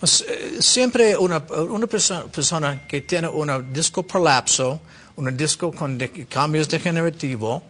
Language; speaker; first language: Spanish; non-native, learner; English